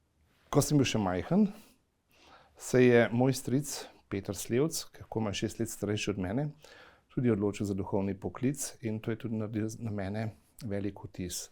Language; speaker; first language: Slovenian; native; Slovenian